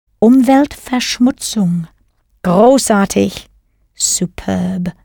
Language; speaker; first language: German; non-native, fluent; English